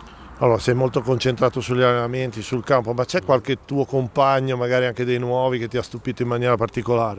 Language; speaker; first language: Italian; native; Italian